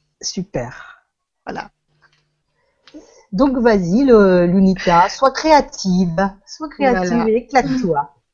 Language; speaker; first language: French; non-native, fluent; Spanish